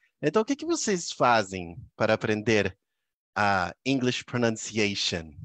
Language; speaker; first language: Portuguese; non-native, fluent; English